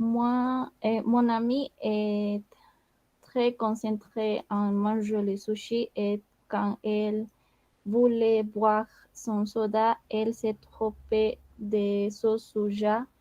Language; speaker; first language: French; non-native, learner; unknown